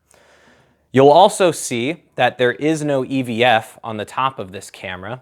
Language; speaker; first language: English; native; English